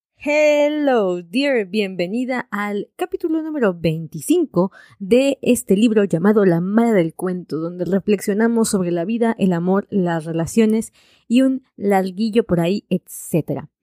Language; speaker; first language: Spanish; native; Spanish